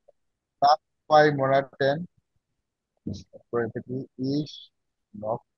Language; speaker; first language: German; non-native, learner; Bangla